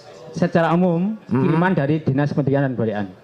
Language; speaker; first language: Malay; non-native, local second language; Javanese